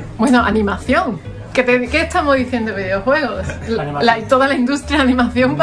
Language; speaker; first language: Spanish; native; Spanish